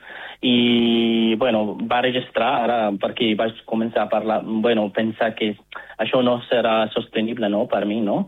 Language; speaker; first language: Catalan; non-native, fluent; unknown